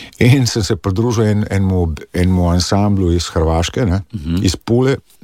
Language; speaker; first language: Slovenian; early bilingual, other home language; English